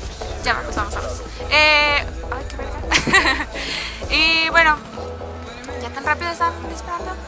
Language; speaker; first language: Spanish; native; Spanish